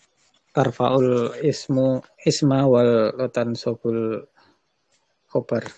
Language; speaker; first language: Arabic; non-native, learner; Indonesian